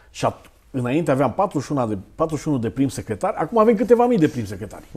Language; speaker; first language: Romanian; native; Romanian